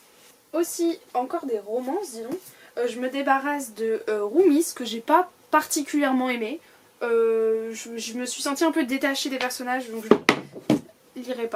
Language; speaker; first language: French; native; French